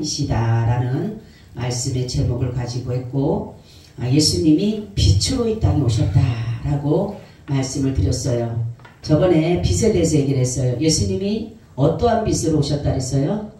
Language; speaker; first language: Korean; native; Korean